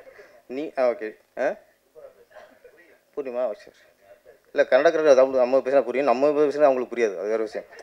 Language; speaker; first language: Tamil; native; Tamil